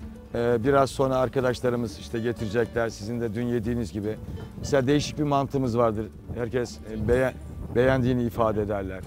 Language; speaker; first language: Turkish; native; Turkish